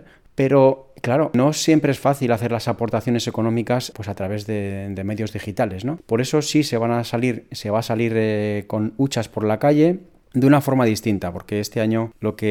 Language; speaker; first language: Spanish; native; Spanish